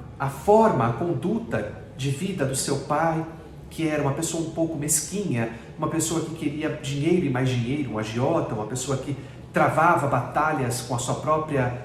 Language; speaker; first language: Portuguese; native; Portuguese